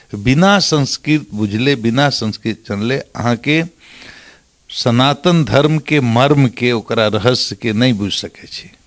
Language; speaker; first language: Maithili; non-native, local second language; Bhojpuri